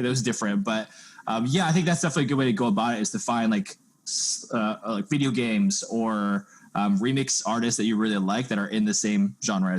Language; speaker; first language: English; native; English